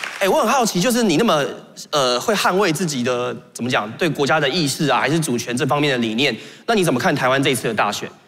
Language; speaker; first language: Chinese; native; Chinese